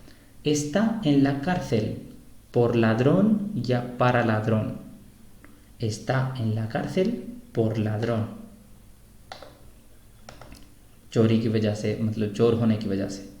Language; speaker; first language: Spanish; non-native, fluent; Urdu